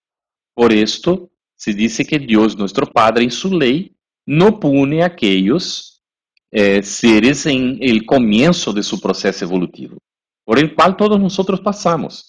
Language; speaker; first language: Spanish; non-native, fluent; Portuguese